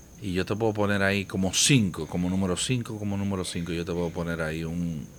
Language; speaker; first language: Spanish; native; Spanish